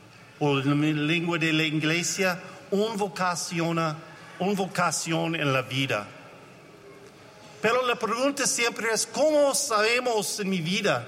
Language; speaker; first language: Spanish; non-native, learner; English